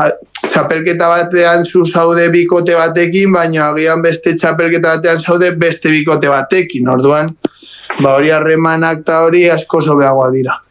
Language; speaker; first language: Basque; non-native, local second language; Spanish